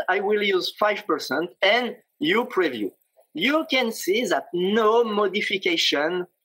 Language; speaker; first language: English; non-native, fluent; French